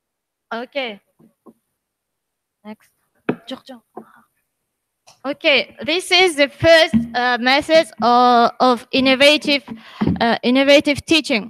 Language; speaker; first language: English; non-native, learner; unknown